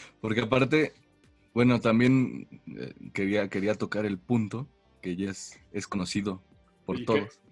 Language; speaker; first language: Spanish; native; Spanish